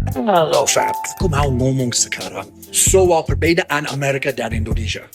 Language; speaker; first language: Indonesian; non-native, fluent; English